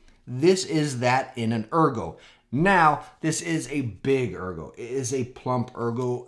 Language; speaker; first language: English; native; English